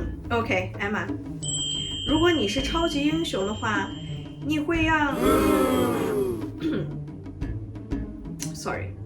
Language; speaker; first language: Chinese; native; Chinese